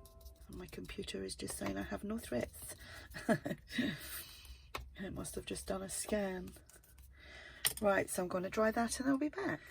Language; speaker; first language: English; native; English